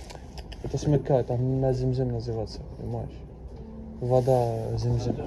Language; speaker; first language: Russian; non-native, learner; Arabic